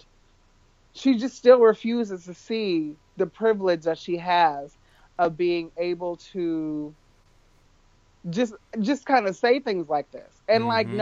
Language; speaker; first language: English; native; English